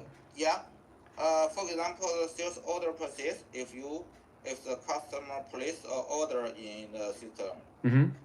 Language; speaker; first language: English; non-native, learner; Chinese